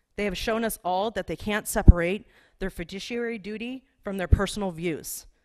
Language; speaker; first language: English; native; English